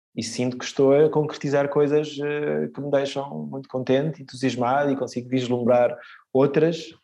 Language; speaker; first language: Portuguese; early bilingual, other home language; Swedish